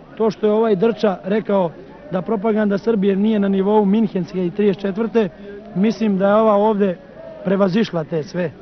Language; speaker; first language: Serbian; native; Serbian